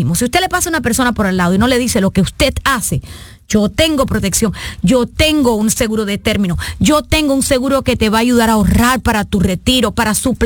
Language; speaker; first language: Spanish; native; Spanish